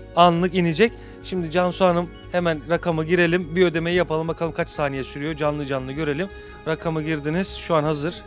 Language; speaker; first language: Turkish; native; Turkish